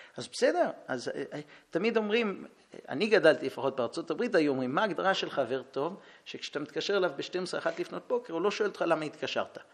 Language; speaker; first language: Hebrew; early bilingual, heritage; Hebrew